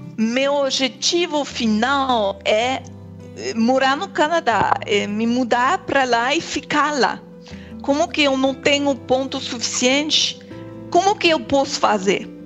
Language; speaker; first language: Portuguese; non-native, fluent; English